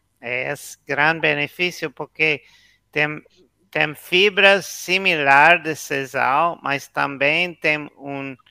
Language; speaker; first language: Portuguese; non-native, learner; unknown